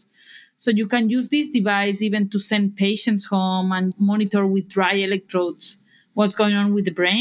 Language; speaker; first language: English; non-native, fluent; Spanish